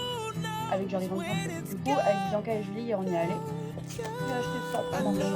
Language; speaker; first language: French; native; French